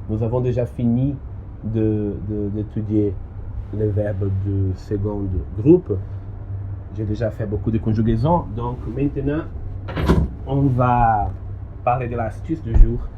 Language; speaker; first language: French; non-native, learner; Portuguese